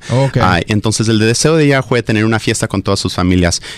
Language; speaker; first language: Spanish; early bilingual, heritage; Spanish